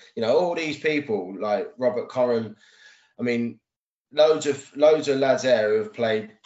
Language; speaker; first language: English; native; English